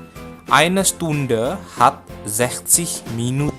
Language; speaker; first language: German; non-native, fluent; Indonesian